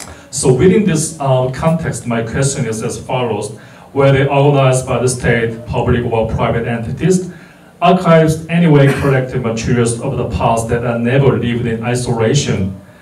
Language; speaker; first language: English; non-native, fluent; Korean